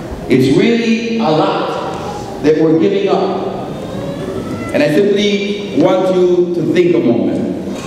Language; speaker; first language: English; early bilingual, other home language; Spanish